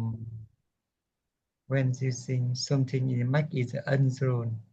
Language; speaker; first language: English; non-native, learner; Vietnamese